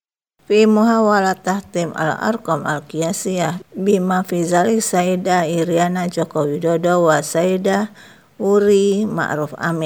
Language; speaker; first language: Arabic; non-native, learner; Indonesian